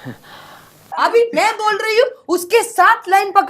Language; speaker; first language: Hindi; non-native, learner; Malayalam